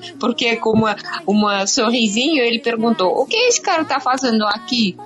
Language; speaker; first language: Portuguese; non-native, learner; Russian